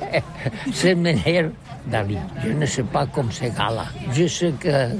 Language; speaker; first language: French; non-native, learner; Catalan